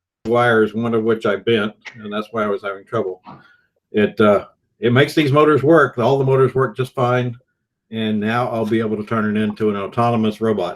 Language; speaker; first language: English; native; English